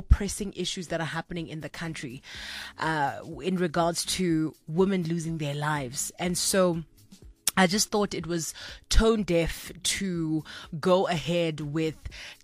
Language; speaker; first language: English; non-native, local second language; Tswana